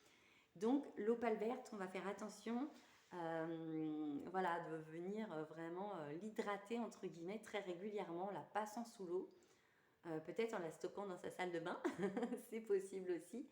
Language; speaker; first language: French; native; French